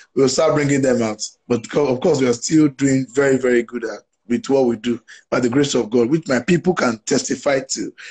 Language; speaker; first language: English; non-native, local second language; Yoruba